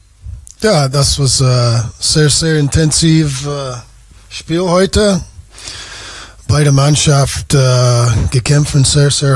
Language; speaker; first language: German; non-native, learner; English